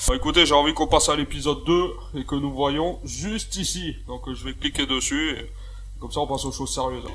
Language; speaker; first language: French; native; French